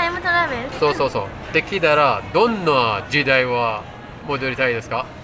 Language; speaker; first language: Japanese; non-native, learner; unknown